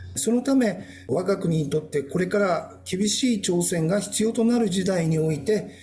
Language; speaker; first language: Japanese; native; Japanese